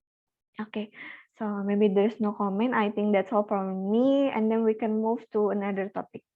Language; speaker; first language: English; non-native, learner; Indonesian